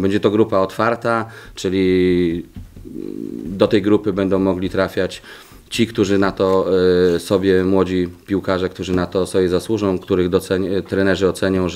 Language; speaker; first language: Polish; native; Polish